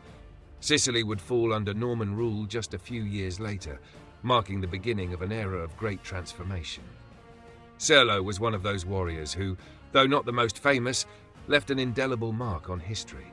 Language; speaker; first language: English; non-native, fluent; Italian